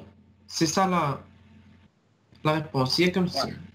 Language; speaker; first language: French; non-native, local second language; Arabic